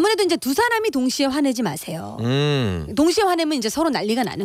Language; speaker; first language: Korean; native; Korean